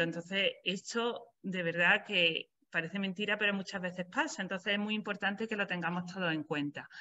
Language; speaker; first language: Spanish; native; Spanish